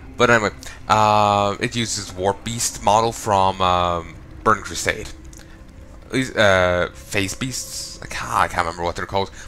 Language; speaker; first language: English; native; English